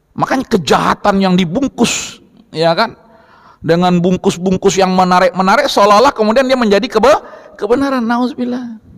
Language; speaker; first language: Indonesian; non-native, local second language; Minangkabau